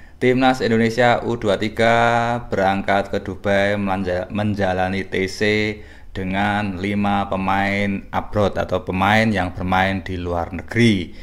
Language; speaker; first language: Indonesian; native; Indonesian